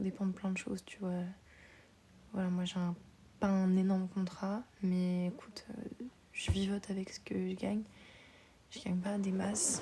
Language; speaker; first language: French; native; French